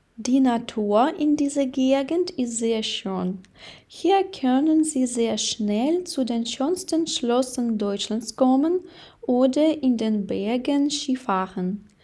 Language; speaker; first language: German; non-native, fluent; Ukrainian